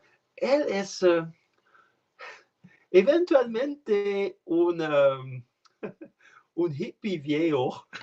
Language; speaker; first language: Spanish; non-native, learner; French